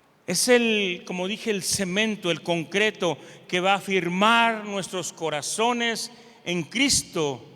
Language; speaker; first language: Spanish; native; Spanish